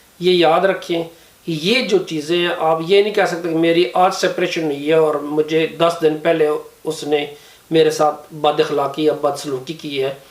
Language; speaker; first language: Urdu; non-native, local second language; Punjabi